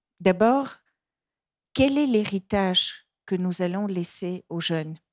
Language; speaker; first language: French; non-native, fluent; Bulgarian